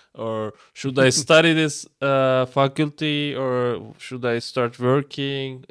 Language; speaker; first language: English; non-native, fluent; Turkish